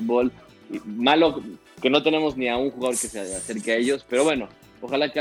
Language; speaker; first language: Spanish; native; Spanish